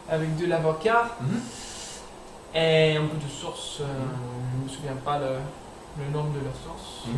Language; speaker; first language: French; non-native, learner; English